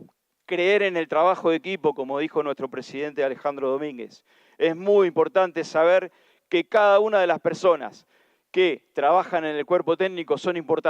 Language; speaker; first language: Spanish; native; Spanish